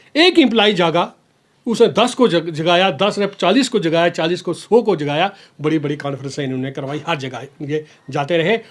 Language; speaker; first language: Hindi; non-native, local second language; Pahari-Potwari